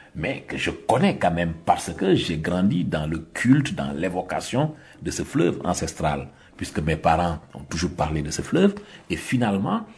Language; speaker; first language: French; non-native, local second language; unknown